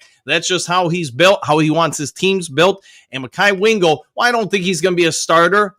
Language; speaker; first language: English; native; English